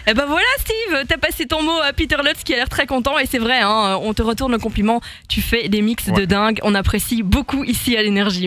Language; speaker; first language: French; native; French